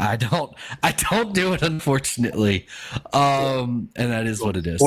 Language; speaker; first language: English; native; English